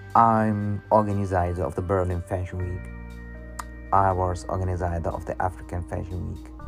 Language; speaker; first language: English; non-native, learner; German